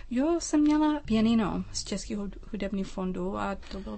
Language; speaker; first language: Czech; non-native, learner; English